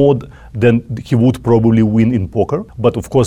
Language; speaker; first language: English; non-native, fluent; Russian